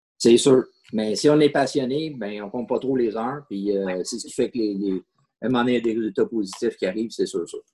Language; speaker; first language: French; native; French